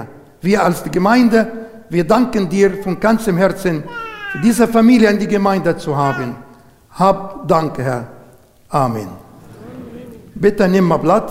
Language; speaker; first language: German; non-native, learner; Arabic